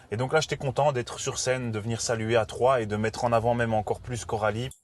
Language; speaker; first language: French; native; French